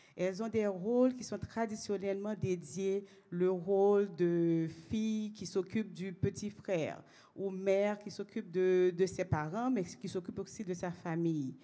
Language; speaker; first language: French; native; French